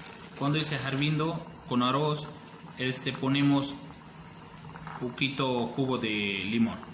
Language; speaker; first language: Spanish; non-native, learner; Urdu